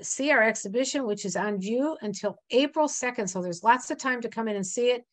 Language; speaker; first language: English; native; English